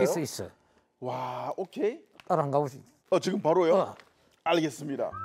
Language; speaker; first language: Korean; non-native, fluent; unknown